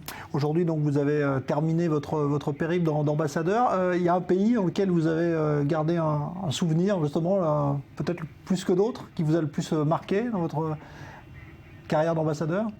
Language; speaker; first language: French; native; French